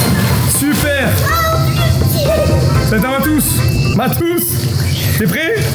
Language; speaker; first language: French; native; French